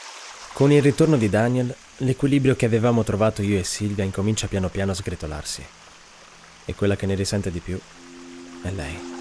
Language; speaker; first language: Italian; native; Italian